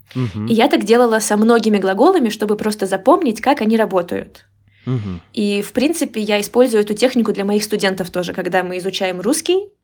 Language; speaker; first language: Russian; native; Russian